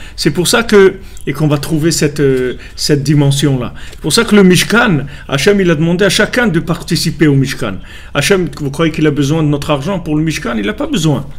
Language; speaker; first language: French; native; French